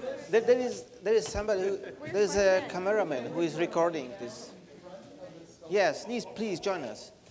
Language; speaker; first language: English; non-native, fluent; Polish